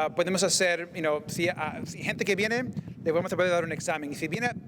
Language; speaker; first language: Spanish; early bilingual, other home language; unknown